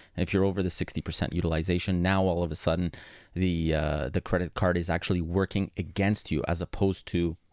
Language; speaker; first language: English; non-native, fluent; Greek